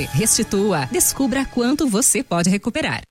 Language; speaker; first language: Portuguese; native; Portuguese